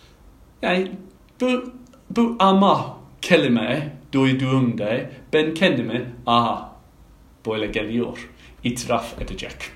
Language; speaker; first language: Turkish; non-native, fluent; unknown